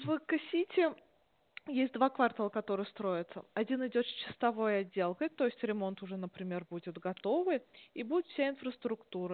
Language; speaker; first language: Russian; native; Russian